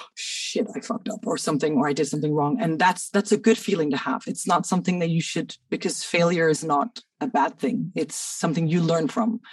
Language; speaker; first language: English; early bilingual, other home language; Danish